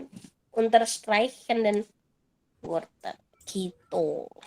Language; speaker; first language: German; non-native, fluent; Indonesian